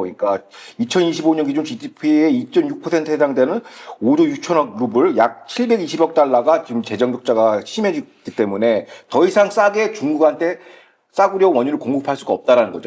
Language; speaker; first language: Korean; native; Korean